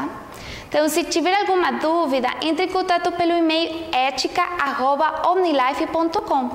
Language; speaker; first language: Portuguese; non-native, fluent; Spanish